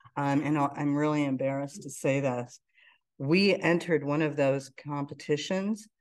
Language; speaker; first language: English; native; English